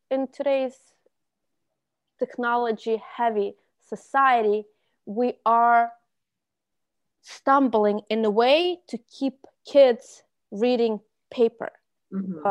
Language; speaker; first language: English; non-native, fluent; Russian